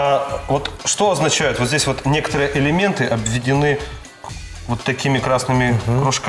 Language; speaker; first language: Russian; native; Russian